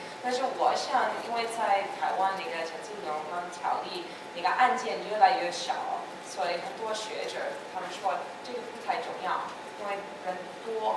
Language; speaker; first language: Chinese; non-native, fluent; English